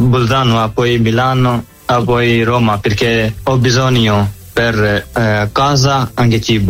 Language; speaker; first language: Italian; non-native, learner; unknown